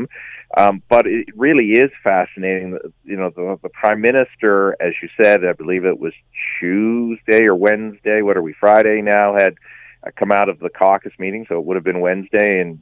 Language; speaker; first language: English; native; English